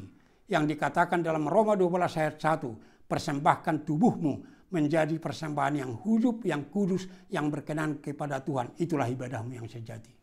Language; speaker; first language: Indonesian; non-native, local second language; Batak Toba